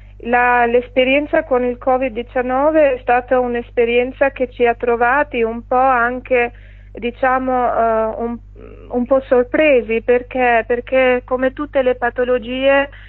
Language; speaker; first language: Italian; non-native, fluent; Albanian